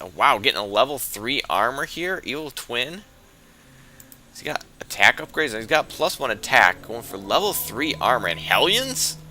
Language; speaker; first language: English; native; English